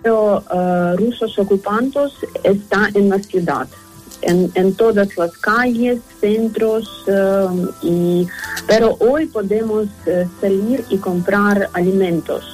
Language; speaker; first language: Spanish; non-native, learner; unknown